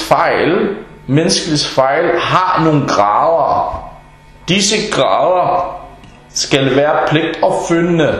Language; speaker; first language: Danish; early bilingual, other home language; Arabic